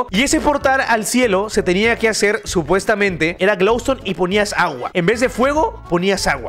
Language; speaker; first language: Spanish; native; Spanish